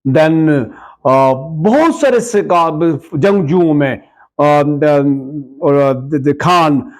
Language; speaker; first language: Urdu; native; Urdu